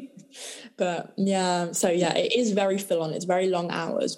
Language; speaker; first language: English; native; English